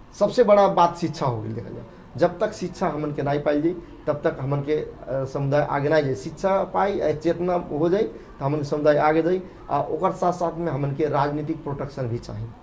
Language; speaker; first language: Bhojpuri; non-native, local second language; Dangaura Tharu